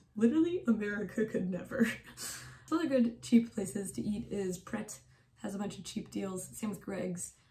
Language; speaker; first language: English; native; English